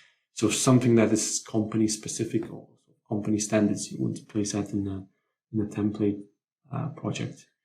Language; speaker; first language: English; non-native, fluent; Lithuanian